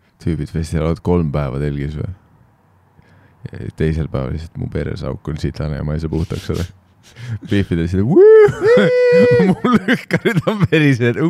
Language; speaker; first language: Estonian; native; Estonian